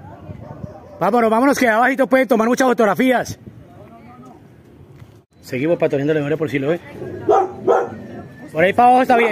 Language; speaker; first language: Spanish; native; Spanish